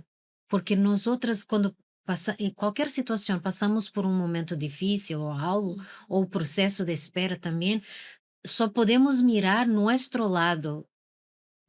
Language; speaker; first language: Spanish; non-native, learner; Portuguese